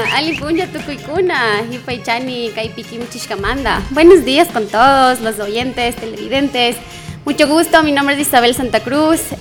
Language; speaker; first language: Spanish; non-native, local second language; Quechua